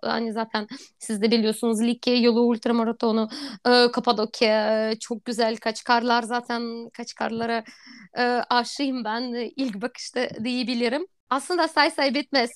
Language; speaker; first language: Turkish; non-native, fluent; Russian